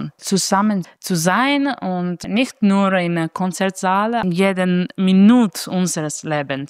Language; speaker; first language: German; non-native, fluent; Italian